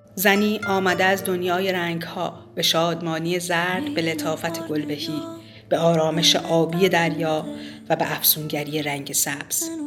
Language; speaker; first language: Persian; native; Persian